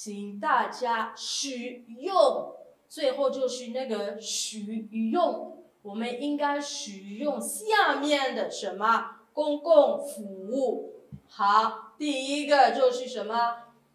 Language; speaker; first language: Chinese; non-native, fluent; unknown